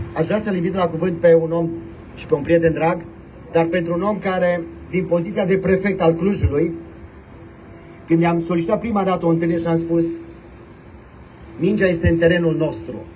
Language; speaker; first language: Romanian; native; Romanian